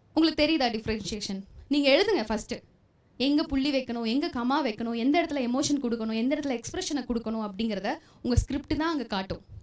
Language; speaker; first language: Tamil; non-native, local second language; Telugu